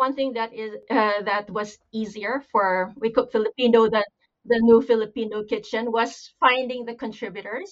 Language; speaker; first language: English; non-native, local second language; Pampanga